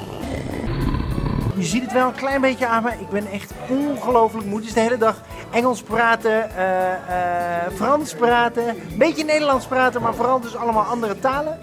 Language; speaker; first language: Dutch; native; Dutch